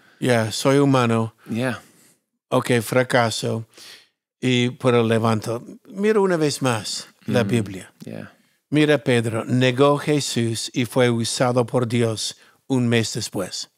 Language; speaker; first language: Spanish; non-native, fluent; English